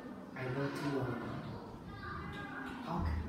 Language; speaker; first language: English; non-native, learner; Vietnamese